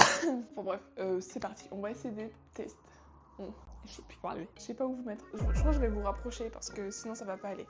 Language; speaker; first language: French; native; French